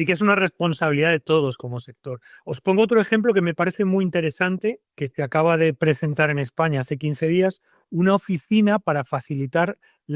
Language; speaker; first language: Spanish; native; Spanish